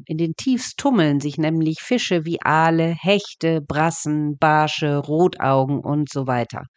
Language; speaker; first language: German; native; German